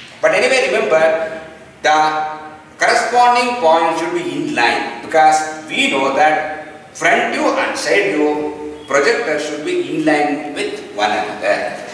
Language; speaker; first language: English; non-native, local second language; Kannada